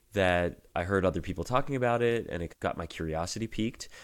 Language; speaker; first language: English; native; English